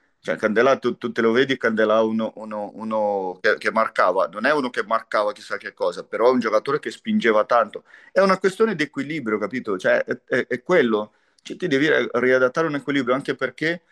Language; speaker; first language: Italian; non-native, fluent; Portuguese